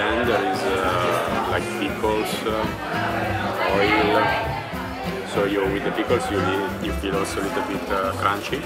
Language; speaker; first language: English; non-native, fluent; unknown